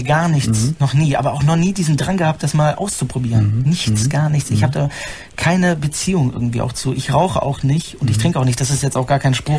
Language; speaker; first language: German; native; German